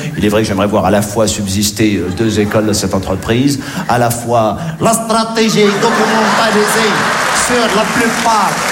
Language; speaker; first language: French; native; French